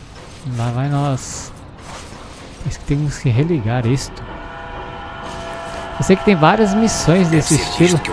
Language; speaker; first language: Portuguese; native; Portuguese